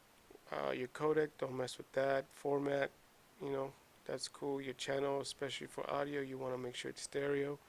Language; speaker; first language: English; native; English